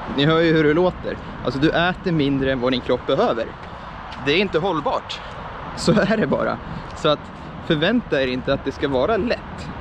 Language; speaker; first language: Swedish; early bilingual, other home language; Estonian